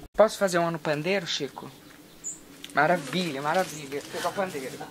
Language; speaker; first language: Portuguese; native; Portuguese